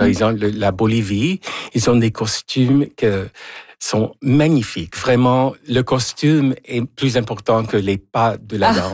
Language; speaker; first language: French; non-native, fluent; Spanish